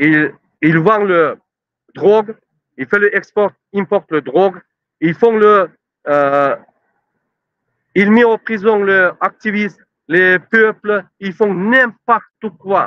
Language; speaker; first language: French; non-native, learner; Turkmen